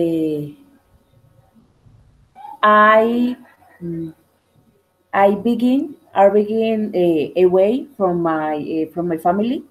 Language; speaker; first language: English; non-native, learner; Spanish